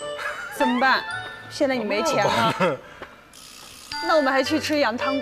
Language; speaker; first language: Chinese; native; Chinese